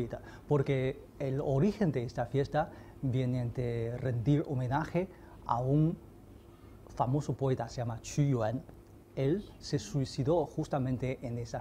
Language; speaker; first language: Spanish; non-native, fluent; Chinese